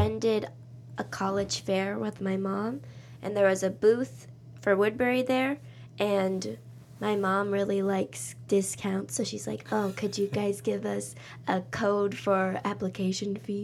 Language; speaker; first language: English; native; English